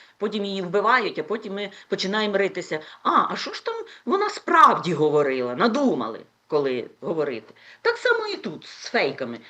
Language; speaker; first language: Ukrainian; native; Ukrainian